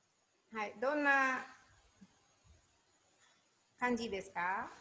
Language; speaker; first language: Japanese; non-native, learner; Indonesian